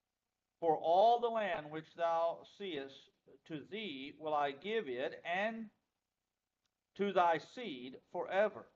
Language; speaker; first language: English; native; English